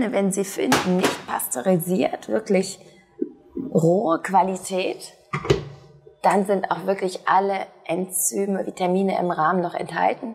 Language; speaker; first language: German; native; German